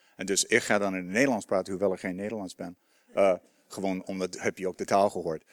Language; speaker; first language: Dutch; non-native, learner; English